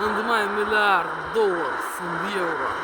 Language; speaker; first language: English; non-native, learner; Russian